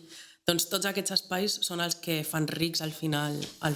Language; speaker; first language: Catalan; native; Catalan